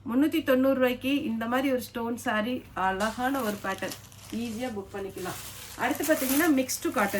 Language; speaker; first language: Tamil; native; Tamil